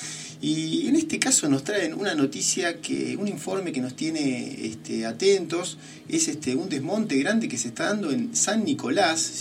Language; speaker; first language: Spanish; native; Spanish